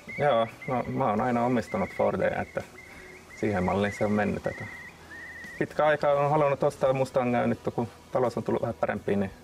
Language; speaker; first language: Finnish; non-native, local second language; Swedish